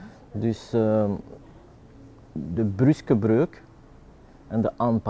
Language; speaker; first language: Dutch; non-native, local second language; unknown